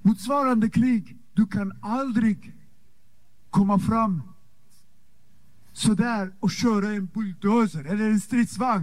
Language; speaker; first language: Swedish; non-native, fluent; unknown